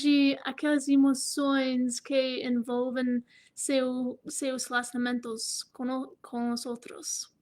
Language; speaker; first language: Portuguese; non-native, fluent; English